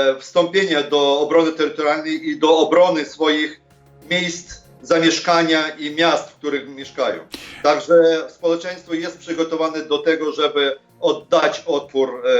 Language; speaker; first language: Polish; non-native, fluent; Ukrainian